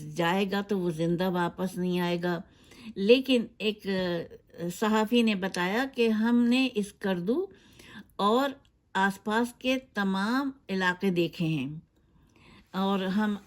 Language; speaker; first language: Urdu; native; Urdu